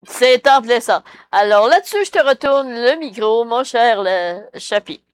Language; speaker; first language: French; native; French